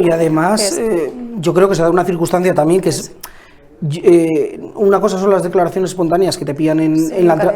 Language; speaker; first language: Spanish; native; Spanish